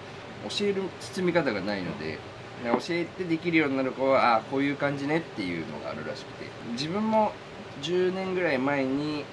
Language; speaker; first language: Japanese; native; Japanese